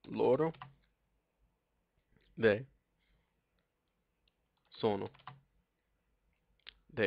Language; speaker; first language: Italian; non-native, learner; English